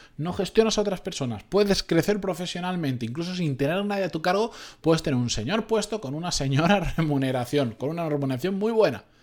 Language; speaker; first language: Spanish; native; Spanish